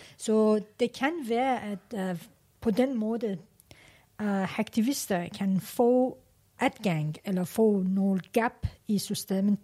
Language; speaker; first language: Danish; non-native, learner; Persian